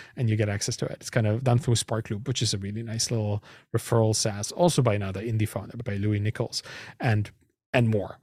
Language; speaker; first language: English; non-native, fluent; German